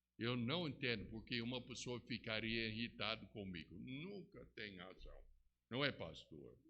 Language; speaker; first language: Portuguese; non-native, fluent; English